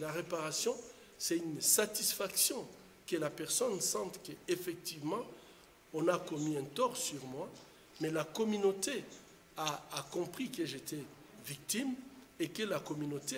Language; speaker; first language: French; non-native, local second language; Swahili